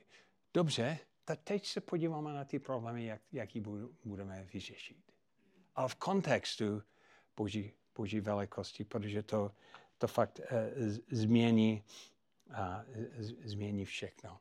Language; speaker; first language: Czech; non-native, fluent; English